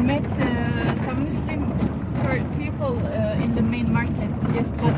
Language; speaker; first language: English; non-native, learner; Turkish